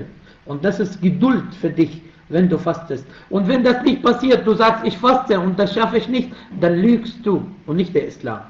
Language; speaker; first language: German; non-native, fluent; Arabic